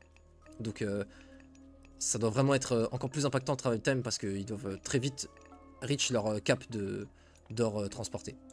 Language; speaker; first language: French; native; French